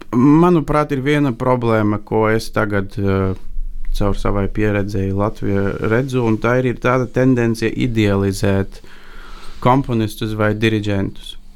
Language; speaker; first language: Latvian; non-native, fluent; Bulgarian